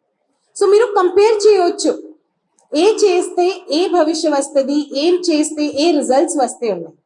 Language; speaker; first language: Telugu; non-native, fluent; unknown